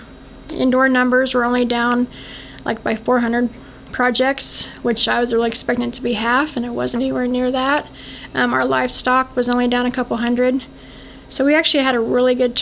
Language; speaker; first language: English; native; English